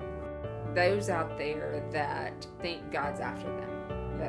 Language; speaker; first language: English; native; English